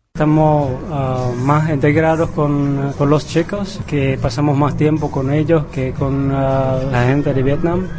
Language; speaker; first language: Spanish; non-native, fluent; Vietnamese